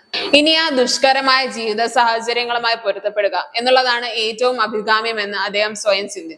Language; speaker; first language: Malayalam; native; Malayalam